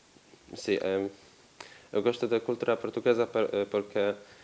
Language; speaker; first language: Portuguese; non-native, learner; Polish